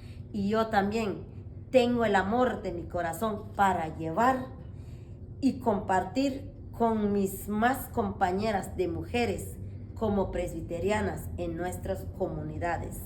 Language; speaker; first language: Spanish; non-native, local second language; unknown